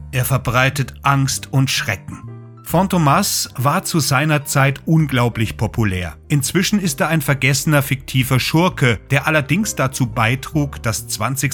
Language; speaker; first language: German; native; German